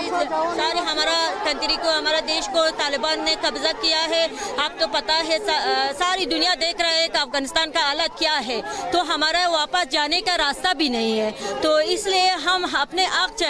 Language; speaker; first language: Hindi; non-native, learner; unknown